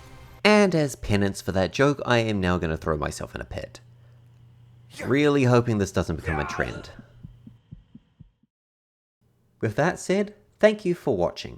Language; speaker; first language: English; native; English